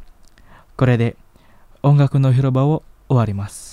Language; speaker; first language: Japanese; non-native, learner; Indonesian